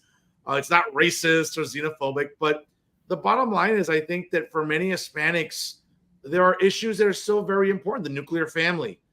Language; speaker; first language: English; native; English